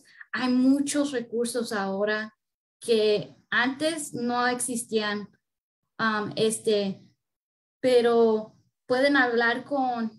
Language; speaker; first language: Spanish; early bilingual, heritage; Spanish